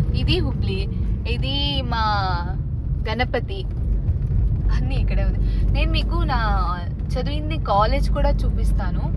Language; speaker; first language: Telugu; non-native, local second language; Kannada